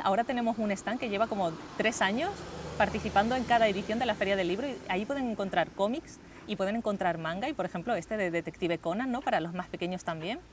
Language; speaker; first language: Spanish; native; Spanish